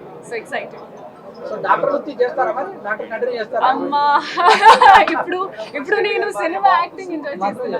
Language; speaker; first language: Telugu; non-native, fluent; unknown